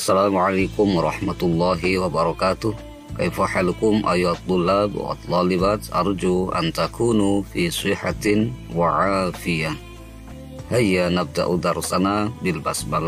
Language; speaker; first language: Arabic; non-native, fluent; Indonesian